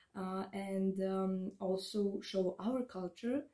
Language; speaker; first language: English; non-native, fluent; Serbian